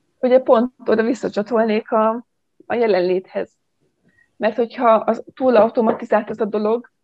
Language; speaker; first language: Hungarian; native; Hungarian